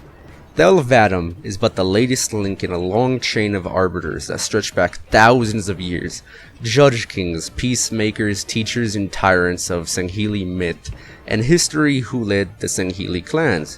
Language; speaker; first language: English; native; English